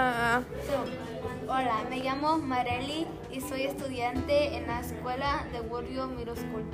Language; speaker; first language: Spanish; early bilingual, heritage; Spanish